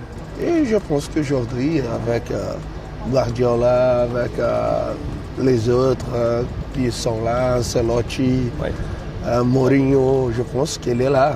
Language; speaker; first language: French; non-native, learner; Portuguese